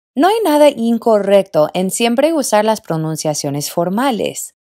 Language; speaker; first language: Spanish; non-native, fluent; English